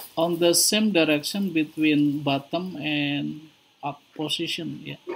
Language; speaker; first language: English; non-native, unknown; Indonesian